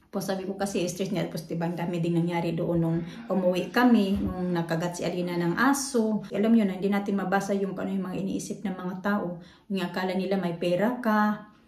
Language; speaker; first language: Filipino; non-native, local second language; Waray